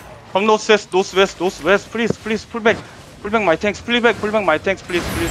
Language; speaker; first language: English; non-native, learner; Korean